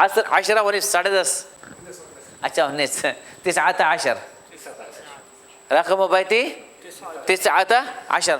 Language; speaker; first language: Arabic; non-native, fluent; Urdu